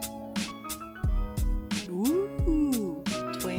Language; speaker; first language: English; non-native, fluent; Slovenian